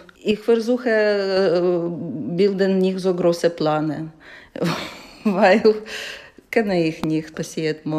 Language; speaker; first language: German; non-native, learner; Ukrainian